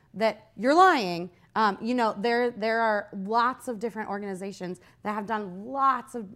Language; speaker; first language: English; native; English